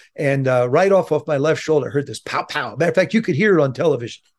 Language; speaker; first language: English; native; English